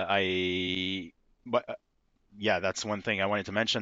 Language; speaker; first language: English; native; English